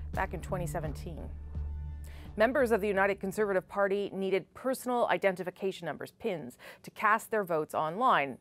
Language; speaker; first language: English; native; English